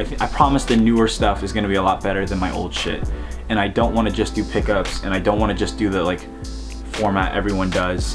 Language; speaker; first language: English; native; English